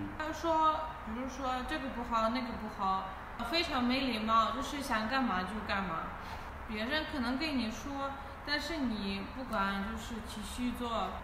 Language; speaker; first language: Chinese; non-native, fluent; Russian